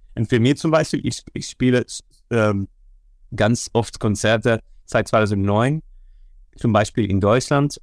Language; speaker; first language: German; non-native, learner; Dutch